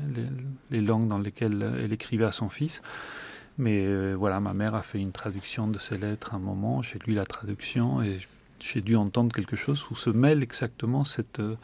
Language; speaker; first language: French; early bilingual, other home language; Spanish